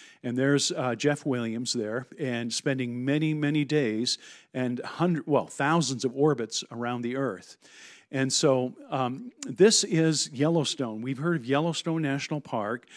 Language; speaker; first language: English; native; English